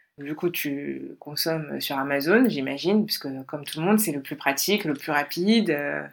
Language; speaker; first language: French; native; French